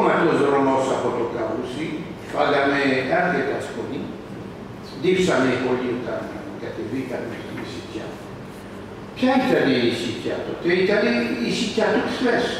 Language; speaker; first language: Greek; non-native, learner; French